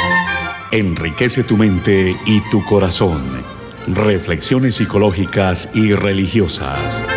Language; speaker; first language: Spanish; native; Spanish